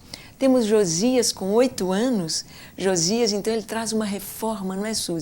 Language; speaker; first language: Portuguese; native; Portuguese